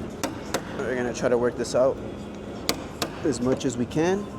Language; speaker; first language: English; native; English